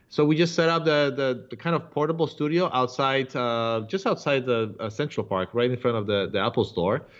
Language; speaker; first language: English; non-native, fluent; Polish